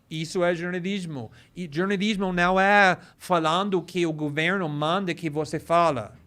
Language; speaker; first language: Portuguese; non-native, fluent; English